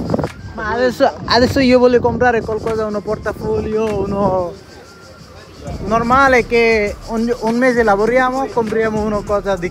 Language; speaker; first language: Italian; non-native, learner; Bangla